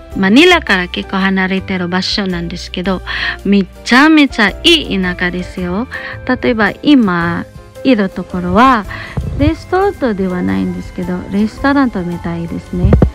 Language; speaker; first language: Japanese; non-native, fluent; Cebuano